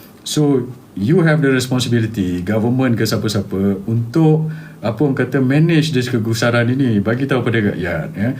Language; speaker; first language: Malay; native; Malay